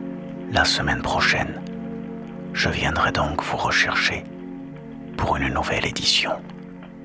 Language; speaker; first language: French; native; French